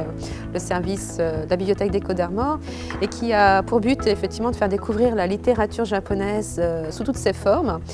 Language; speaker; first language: French; native; French